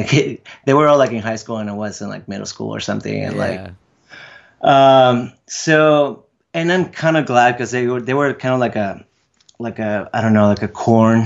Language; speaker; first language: English; non-native, fluent; Spanish